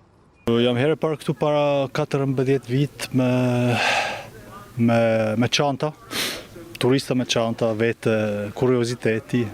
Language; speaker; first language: Albanian; non-native, learner; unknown